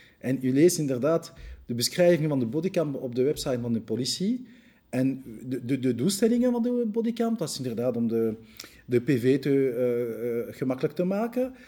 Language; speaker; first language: Dutch; non-native, local second language; French